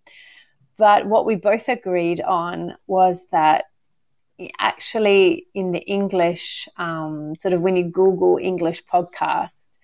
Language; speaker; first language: English; native; English